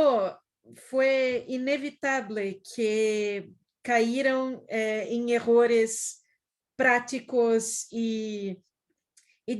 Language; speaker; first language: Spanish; non-native, fluent; Portuguese